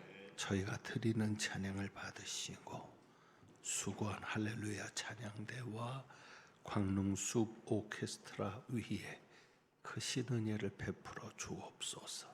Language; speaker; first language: Korean; native; Korean